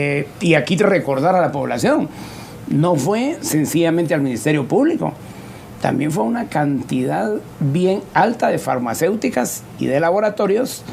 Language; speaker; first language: Spanish; native; Spanish